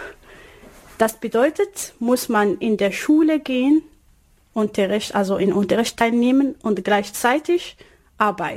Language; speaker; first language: German; non-native, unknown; Arabic